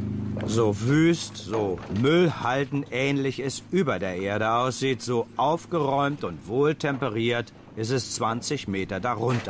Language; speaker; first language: German; native; German